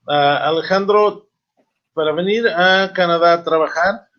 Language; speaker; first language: Spanish; non-native, fluent; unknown